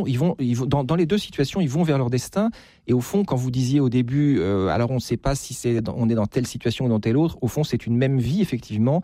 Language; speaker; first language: French; native; French